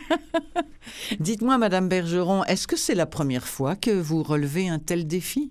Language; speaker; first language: French; native; French